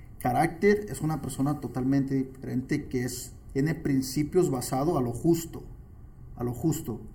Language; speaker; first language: Spanish; early bilingual, heritage; Spanish